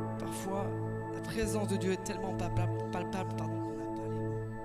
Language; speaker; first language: French; native; French